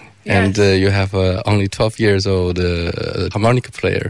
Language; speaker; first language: English; non-native, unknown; Chinese